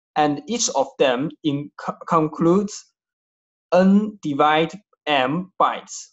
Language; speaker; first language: English; non-native, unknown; Chinese